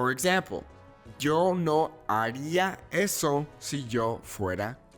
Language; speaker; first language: Spanish; non-native, fluent; English